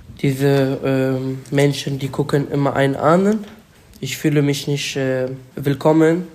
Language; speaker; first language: German; non-native, learner; Arabic